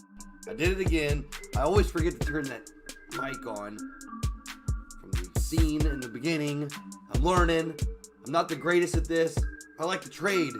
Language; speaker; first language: English; native; English